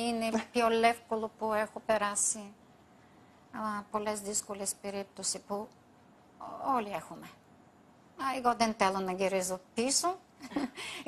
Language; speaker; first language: Greek; non-native, fluent; Bulgarian